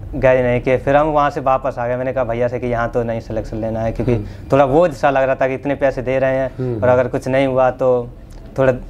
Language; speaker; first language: Hindi; native; Hindi